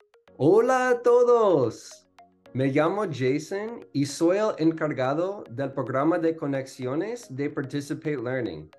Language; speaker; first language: Spanish; non-native, fluent; English